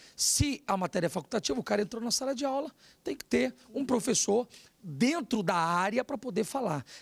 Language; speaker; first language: Portuguese; native; Portuguese